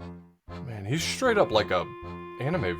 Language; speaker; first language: English; native; English